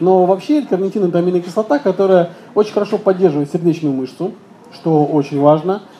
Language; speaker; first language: Russian; native; Russian